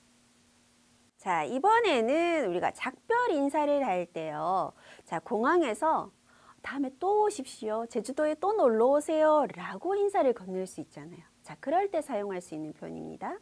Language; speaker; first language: Korean; native; Korean